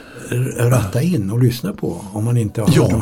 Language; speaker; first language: Swedish; native; Swedish